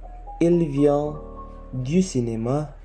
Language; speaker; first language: French; non-native, learner; Indonesian